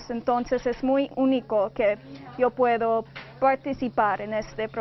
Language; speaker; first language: Spanish; non-native, learner; English